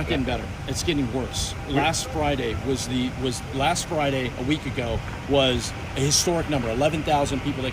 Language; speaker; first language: English; native; English